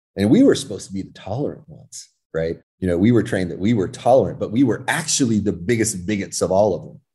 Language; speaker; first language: English; native; English